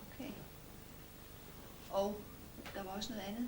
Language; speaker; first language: Danish; native; Danish